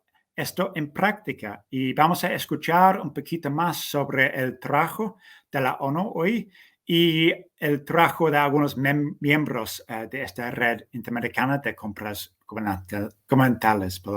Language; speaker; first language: Spanish; non-native, fluent; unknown